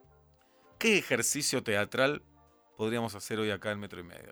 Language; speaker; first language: Spanish; native; Spanish